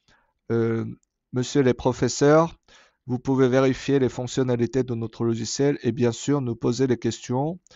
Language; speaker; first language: French; non-native, fluent; Korean